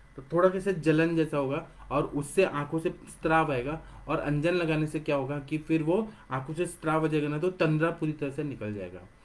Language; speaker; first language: Hindi; non-native, local second language; Marathi